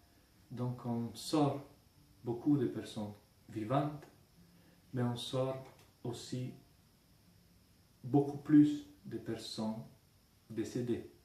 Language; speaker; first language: French; non-native, fluent; Italian